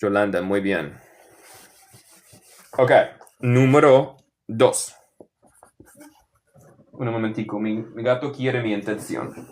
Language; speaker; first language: Spanish; non-native, fluent; English